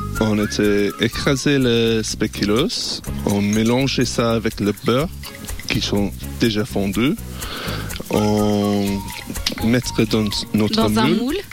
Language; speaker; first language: French; non-native, learner; English